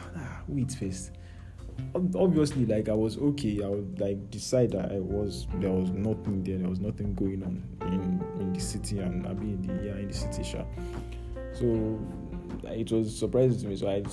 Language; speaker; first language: English; non-native, local second language; Yoruba